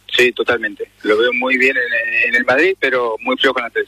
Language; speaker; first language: Spanish; native; Spanish